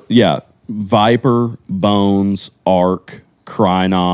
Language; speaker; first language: English; native; English